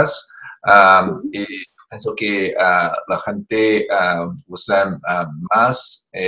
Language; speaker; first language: Spanish; non-native, learner; Chinese